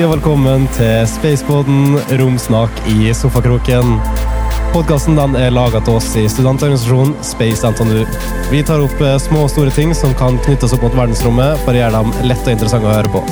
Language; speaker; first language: Norwegian; native; Norwegian